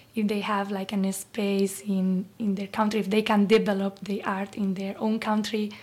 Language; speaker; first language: English; non-native, fluent; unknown